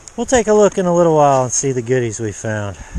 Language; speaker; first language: English; native; English